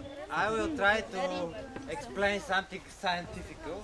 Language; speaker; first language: English; non-native, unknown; Bulgarian